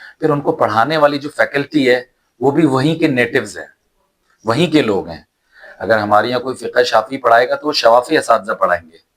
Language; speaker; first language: Urdu; native; Urdu